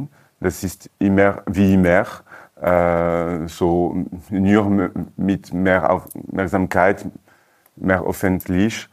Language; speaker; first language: German; non-native, learner; French